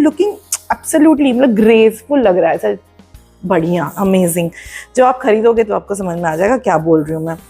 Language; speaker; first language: Hindi; non-native, local second language; Marathi